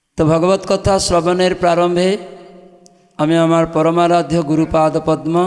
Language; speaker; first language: Bangla; non-native, fluent; Odia